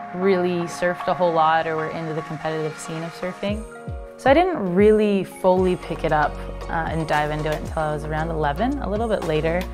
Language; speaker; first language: English; native; English